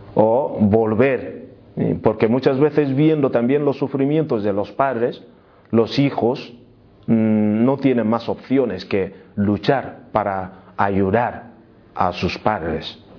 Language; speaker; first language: Spanish; non-native, fluent; Igbo